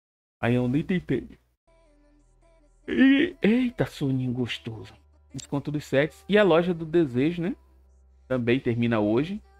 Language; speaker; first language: Portuguese; native; Portuguese